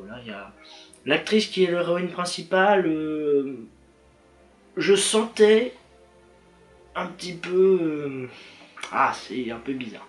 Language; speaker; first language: French; native; French